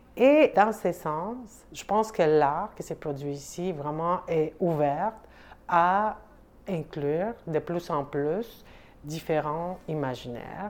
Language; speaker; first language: French; non-native, fluent; Spanish